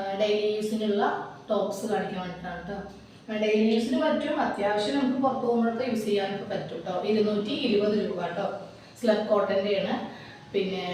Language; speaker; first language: Malayalam; native; Malayalam